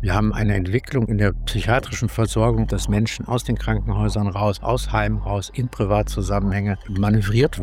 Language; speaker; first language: German; native; German